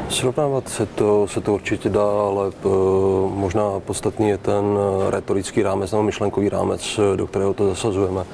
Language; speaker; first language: Czech; native; Czech